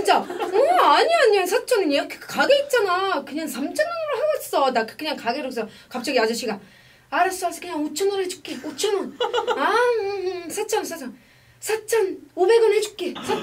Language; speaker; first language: Korean; non-native, fluent; Arabic